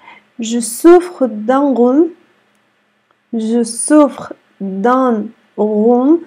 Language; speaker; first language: French; non-native, fluent; Arabic